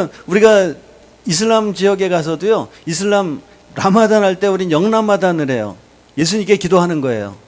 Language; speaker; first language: Korean; native; Korean